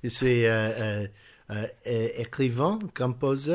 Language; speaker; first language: French; non-native, learner; English